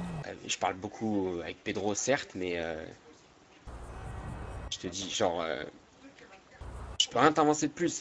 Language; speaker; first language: French; native; French